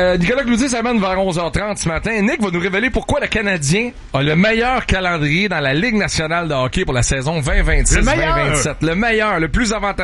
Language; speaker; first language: French; native; French